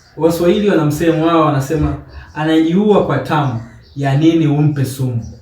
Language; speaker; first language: Swahili; native; Swahili